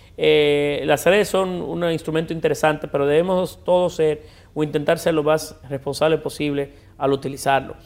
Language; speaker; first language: Spanish; native; Spanish